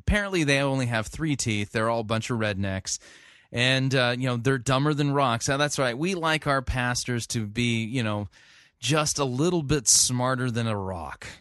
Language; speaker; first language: English; native; English